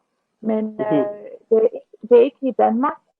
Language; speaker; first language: Danish; non-native, learner; Russian